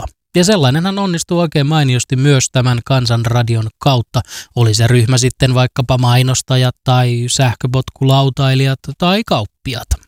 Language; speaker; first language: Finnish; native; Finnish